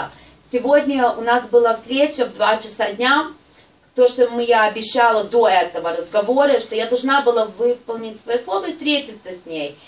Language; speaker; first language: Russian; native; Russian